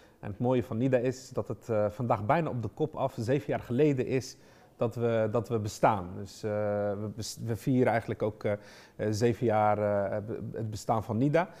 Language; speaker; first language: Dutch; early bilingual, other home language; Arabic